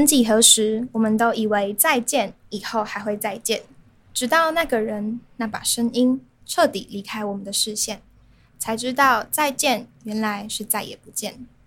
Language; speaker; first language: Chinese; native; Chinese